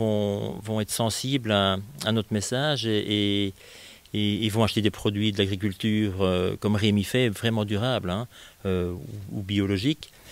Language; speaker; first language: French; native; French